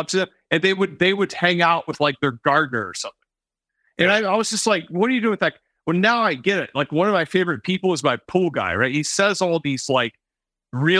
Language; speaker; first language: English; native; English